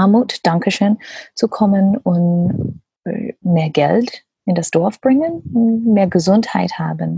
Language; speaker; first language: German; non-native, learner; English